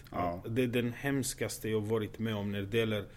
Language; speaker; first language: Swedish; non-native, fluent; Romanian